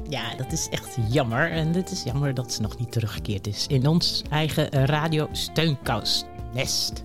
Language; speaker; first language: Dutch; native; Dutch